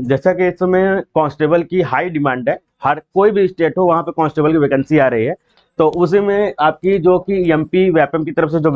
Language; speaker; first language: Hindi; native; Hindi